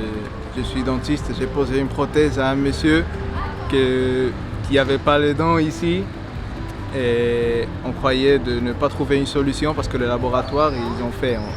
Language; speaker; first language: French; non-native, fluent; Spanish